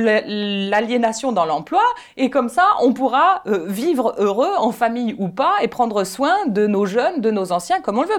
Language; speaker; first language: French; native; French